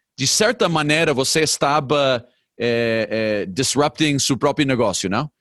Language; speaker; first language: Portuguese; non-native, fluent; English